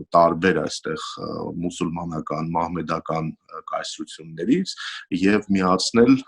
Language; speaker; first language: Armenian; native; Armenian